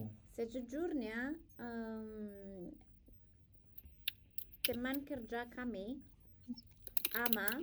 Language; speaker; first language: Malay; non-native, learner; English